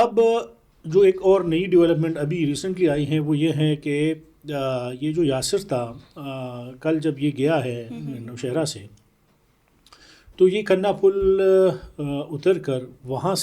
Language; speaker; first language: Urdu; non-native, local second language; Pashto